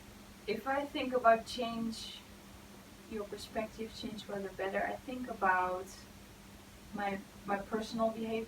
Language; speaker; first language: English; non-native, fluent; Dutch